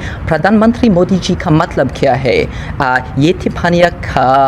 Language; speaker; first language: Hindi; non-native, learner; English